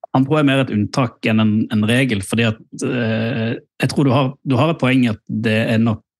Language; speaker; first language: Norwegian; native; Norwegian